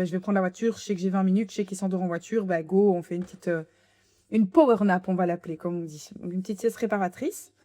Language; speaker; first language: French; native; French